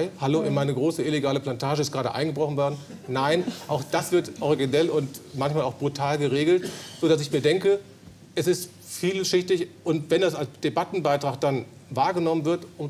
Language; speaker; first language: German; native; German